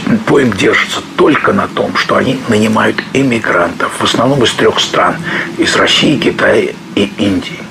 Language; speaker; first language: Russian; native; Russian